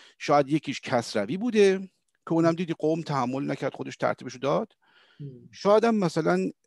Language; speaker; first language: Persian; early bilingual, heritage; Persian